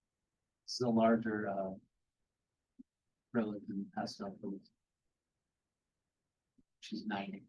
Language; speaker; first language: English; native; English